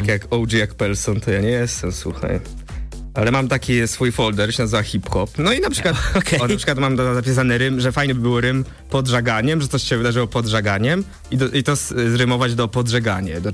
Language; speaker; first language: Polish; native; Polish